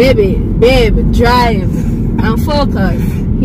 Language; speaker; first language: English; native; English